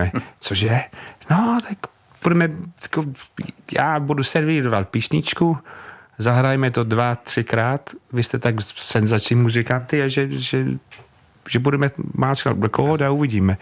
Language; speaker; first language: Czech; non-native, fluent; English